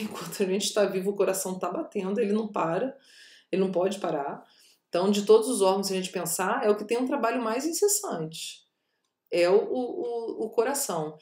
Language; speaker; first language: Portuguese; native; Portuguese